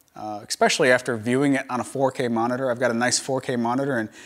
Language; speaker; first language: English; native; English